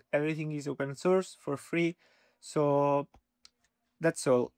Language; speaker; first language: English; non-native, fluent; Italian